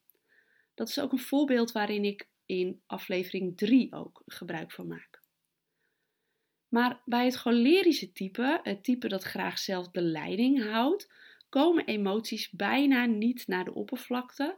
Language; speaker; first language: Dutch; native; Dutch